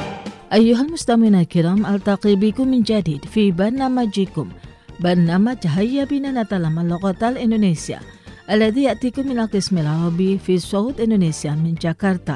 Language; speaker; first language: Arabic; non-native, fluent; Indonesian